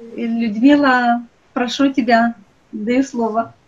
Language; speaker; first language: Russian; non-native, local second language; Romanian